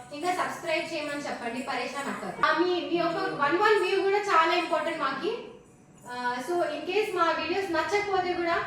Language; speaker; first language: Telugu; non-native, local second language; Urdu